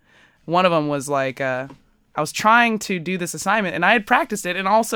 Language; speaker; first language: English; native; English